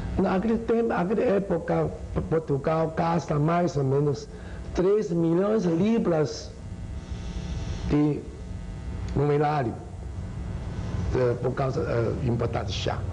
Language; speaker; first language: Portuguese; non-native, learner; Chinese